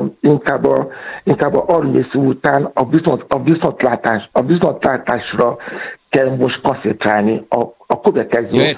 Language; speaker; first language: Hungarian; non-native, learner; Yoruba